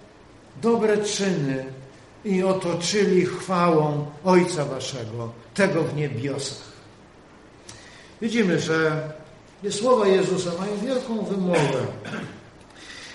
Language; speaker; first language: Polish; native; Polish